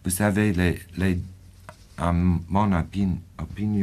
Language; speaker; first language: French; non-native, fluent; English